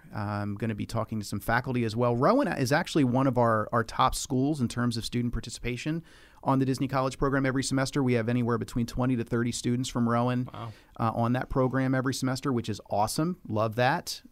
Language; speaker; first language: English; native; English